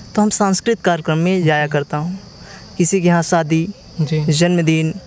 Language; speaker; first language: Hindi; native; Hindi